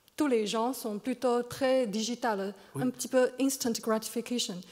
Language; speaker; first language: French; non-native, fluent; Chinese